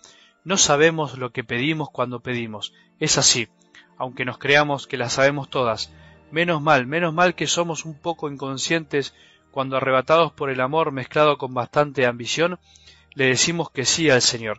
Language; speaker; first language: Spanish; native; Spanish